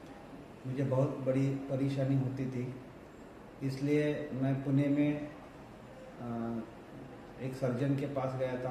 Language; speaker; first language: Hindi; non-native, local second language; Marathi